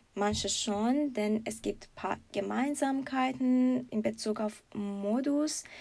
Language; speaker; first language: German; non-native, learner; Persian